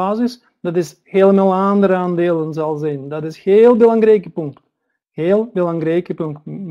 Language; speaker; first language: Dutch; non-native, learner; Russian